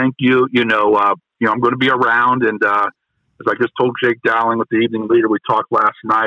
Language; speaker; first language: English; native; English